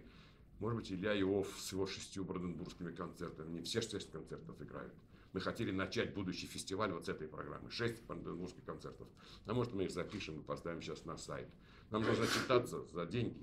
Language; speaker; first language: Russian; native; Russian